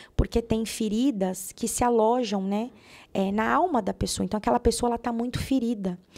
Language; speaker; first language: Portuguese; native; Portuguese